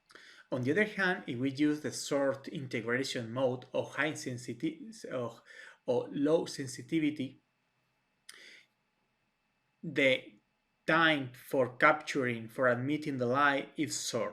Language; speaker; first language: English; non-native, fluent; Spanish